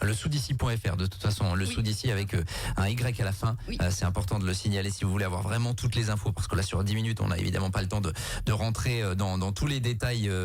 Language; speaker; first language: French; native; French